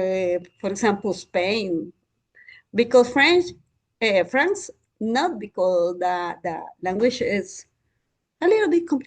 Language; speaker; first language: English; non-native, learner; Spanish